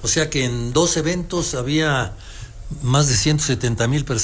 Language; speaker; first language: Spanish; native; Spanish